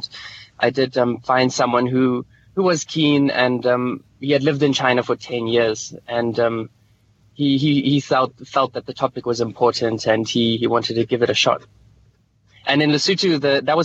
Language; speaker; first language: English; native; English